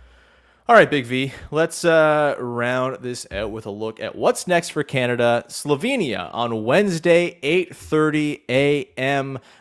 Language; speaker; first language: English; native; English